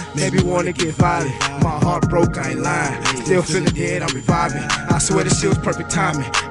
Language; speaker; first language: English; native; English